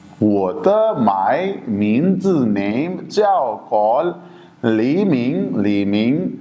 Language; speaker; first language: Chinese; non-native, fluent; Urdu